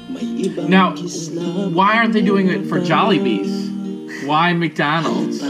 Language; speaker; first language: English; native; English